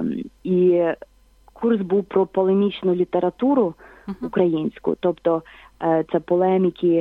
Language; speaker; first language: Ukrainian; native; Ukrainian